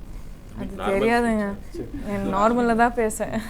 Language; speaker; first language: Tamil; non-native, learner; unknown